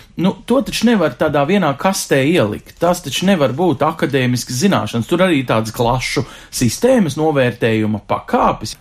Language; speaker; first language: Latvian; native; Latvian